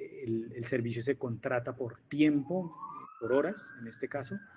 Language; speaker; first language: Spanish; native; Spanish